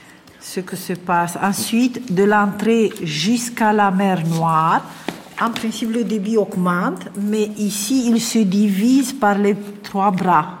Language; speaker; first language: French; non-native, fluent; Romanian